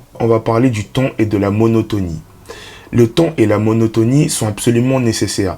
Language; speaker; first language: French; native; French